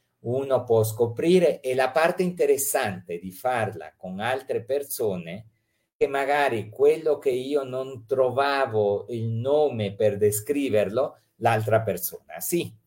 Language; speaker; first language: Italian; early bilingual, heritage; Italian